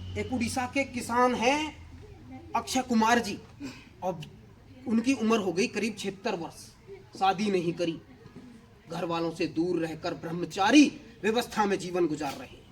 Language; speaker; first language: Hindi; native; Hindi